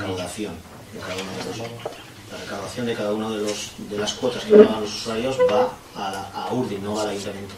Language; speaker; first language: Spanish; native; Spanish